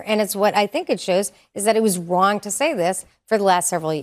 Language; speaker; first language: English; native; English